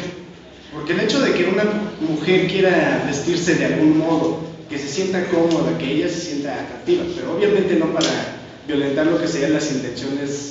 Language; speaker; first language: Spanish; native; Spanish